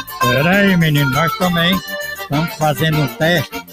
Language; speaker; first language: Portuguese; native; Portuguese